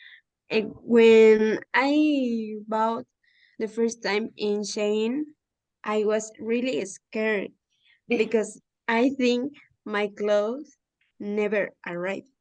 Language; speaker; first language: English; non-native, learner; Spanish